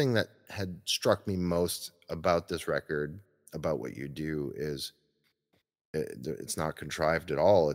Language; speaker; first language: English; native; English